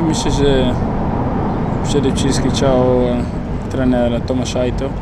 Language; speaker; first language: Polish; non-native, learner; Italian